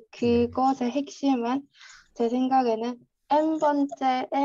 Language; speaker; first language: Korean; non-native, fluent; Vietnamese